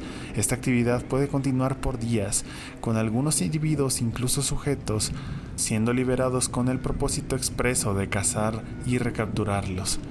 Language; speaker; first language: Spanish; native; Spanish